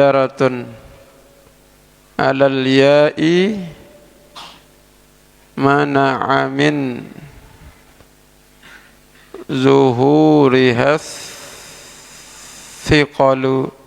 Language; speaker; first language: Arabic; non-native, fluent; Indonesian